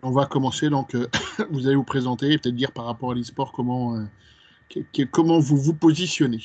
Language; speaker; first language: French; native; French